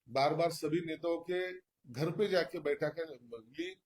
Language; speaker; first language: Hindi; non-native, local second language; Marathi